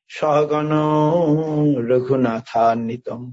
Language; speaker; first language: Bangla; native; Bangla